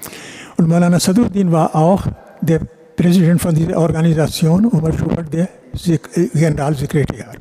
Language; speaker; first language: German; non-native, fluent; Urdu